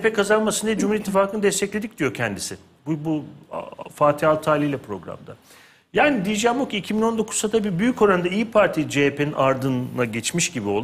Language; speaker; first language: Turkish; native; Turkish